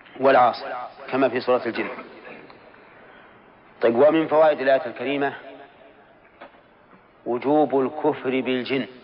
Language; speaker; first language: Arabic; native; Arabic